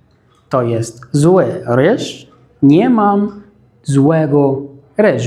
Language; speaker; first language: Polish; non-native, fluent; Arabic